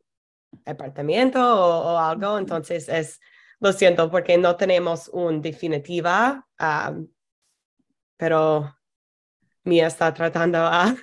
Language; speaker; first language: Spanish; non-native, fluent; English